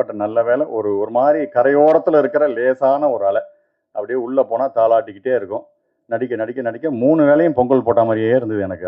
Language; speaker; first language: Tamil; native; Tamil